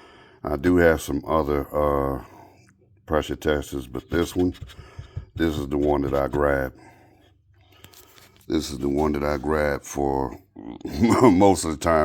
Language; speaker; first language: English; native; English